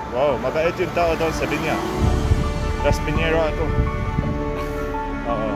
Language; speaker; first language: Filipino; non-native, fluent; Arabic